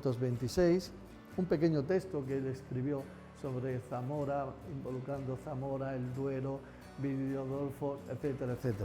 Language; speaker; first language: Spanish; native; Spanish